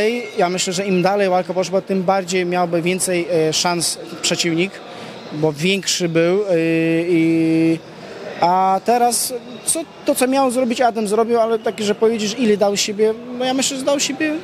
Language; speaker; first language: Polish; non-native, fluent; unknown